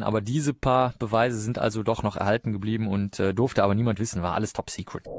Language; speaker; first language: German; native; German